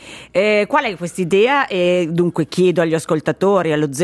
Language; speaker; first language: Italian; native; Italian